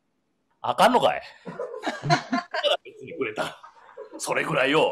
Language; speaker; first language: Japanese; native; Japanese